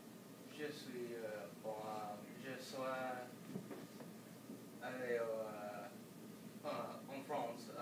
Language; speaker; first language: French; non-native, learner; English